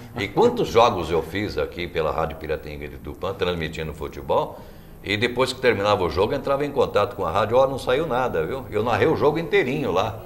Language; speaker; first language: Portuguese; native; Portuguese